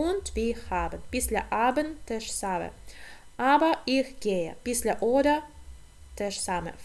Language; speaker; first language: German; non-native, fluent; Ukrainian